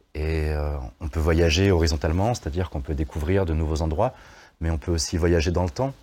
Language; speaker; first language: French; native; French